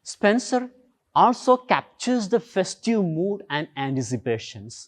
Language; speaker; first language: English; non-native, local second language; Malayalam